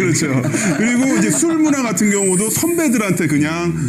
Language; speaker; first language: Korean; native; Korean